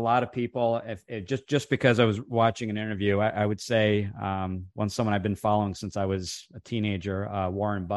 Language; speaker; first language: English; early bilingual, other home language; Italian